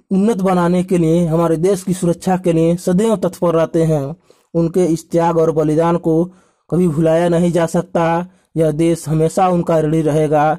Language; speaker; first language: Hindi; native; Hindi